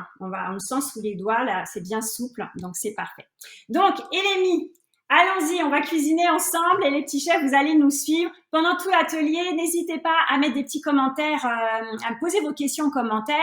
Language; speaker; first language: French; native; French